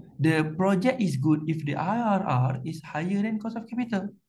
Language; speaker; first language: English; non-native, local second language; Malay